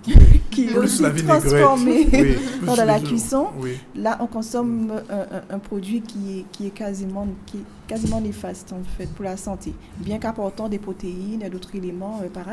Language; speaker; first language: French; native; French